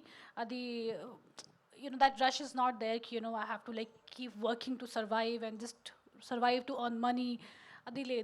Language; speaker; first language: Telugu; non-native, fluent; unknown